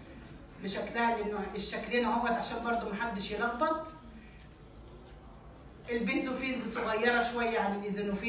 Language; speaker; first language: Arabic; native; Arabic